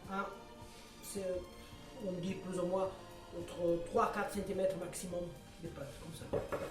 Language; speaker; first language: French; non-native, fluent; Italian